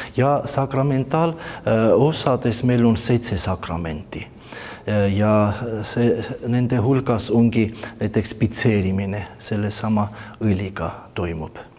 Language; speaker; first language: Estonian; non-native, fluent; Armenian